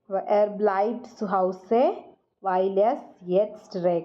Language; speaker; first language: German; non-native, fluent; Malayalam